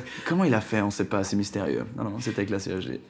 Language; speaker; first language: French; native; French